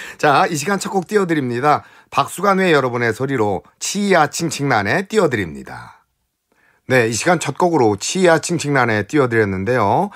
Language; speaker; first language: Korean; native; Korean